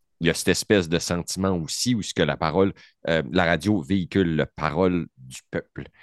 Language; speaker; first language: French; native; French